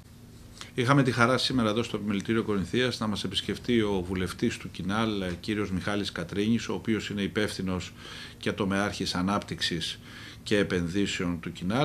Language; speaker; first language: Greek; native; Greek